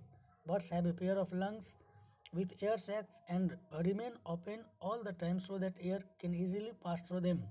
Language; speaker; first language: English; non-native, local second language; Hindi